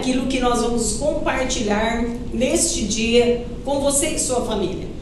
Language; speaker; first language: Portuguese; native; Portuguese